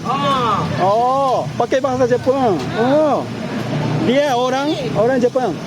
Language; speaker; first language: Malay; non-native, learner; Japanese